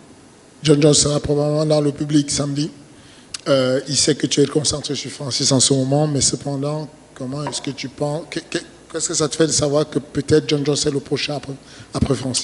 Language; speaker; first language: French; native; French